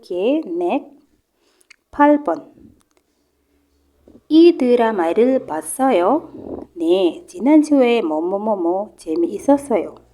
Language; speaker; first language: Korean; non-native, fluent; Indonesian